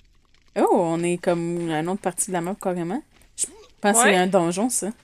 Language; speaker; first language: French; native; French